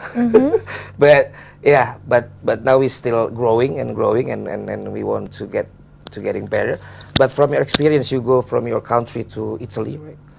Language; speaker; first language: English; non-native, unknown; Indonesian